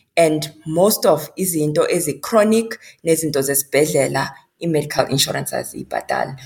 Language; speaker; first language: Xhosa; non-native, local second language; Zulu